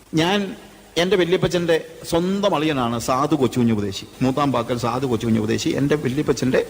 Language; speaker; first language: Malayalam; native; Malayalam